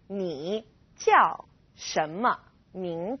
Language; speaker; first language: Chinese; non-native, fluent; English